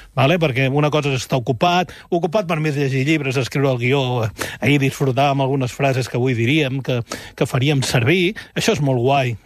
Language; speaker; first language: Catalan; native; Catalan